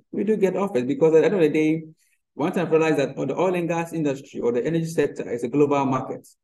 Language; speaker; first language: English; non-native, local second language; Akan